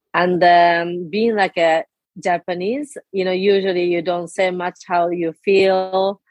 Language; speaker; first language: English; non-native, fluent; Japanese